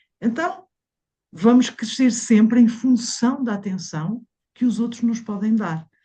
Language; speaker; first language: Portuguese; native; Portuguese